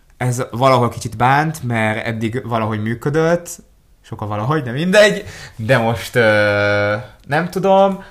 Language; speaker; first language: Hungarian; early bilingual, other home language; Hebrew